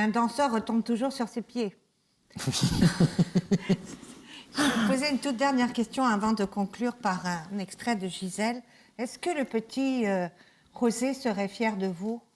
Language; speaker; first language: French; native; French